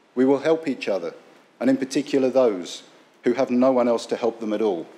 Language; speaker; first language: English; native; English